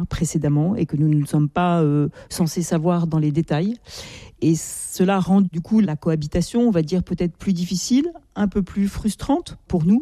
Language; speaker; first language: French; native; French